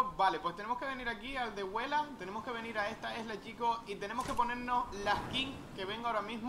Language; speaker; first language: Spanish; native; Spanish